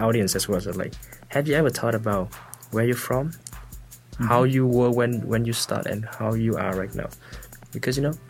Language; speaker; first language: English; non-native, fluent; Vietnamese